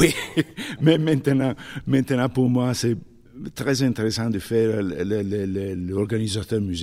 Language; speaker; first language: French; non-native, fluent; Italian